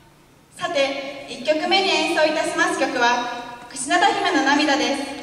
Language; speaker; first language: Japanese; native; Japanese